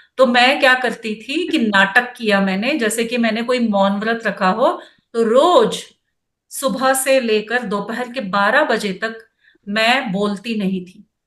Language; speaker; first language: Hindi; non-native, local second language; Kannada